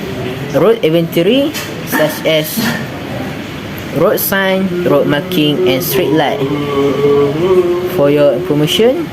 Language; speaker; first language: English; non-native, local second language; Malay